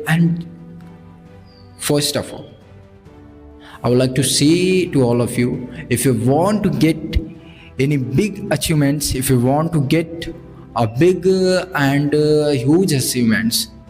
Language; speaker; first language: English; non-native, learner; Bhojpuri